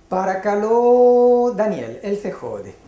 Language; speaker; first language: Greek; non-native, fluent; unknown